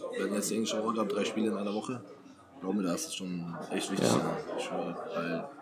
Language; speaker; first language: German; native; German